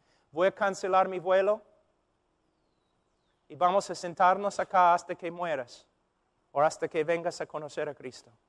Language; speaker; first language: Spanish; non-native, fluent; English